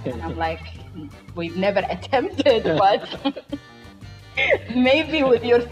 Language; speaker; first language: English; non-native, fluent; Somali